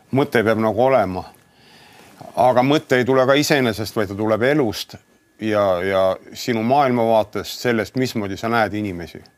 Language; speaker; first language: Estonian; native; Estonian